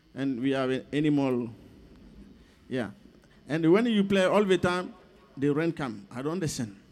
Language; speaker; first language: English; non-native, learner; Bambara